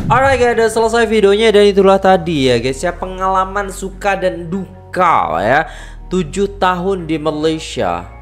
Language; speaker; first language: Malay; non-native, fluent; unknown